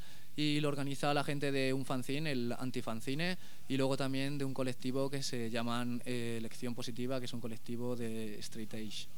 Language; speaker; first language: Spanish; native; Spanish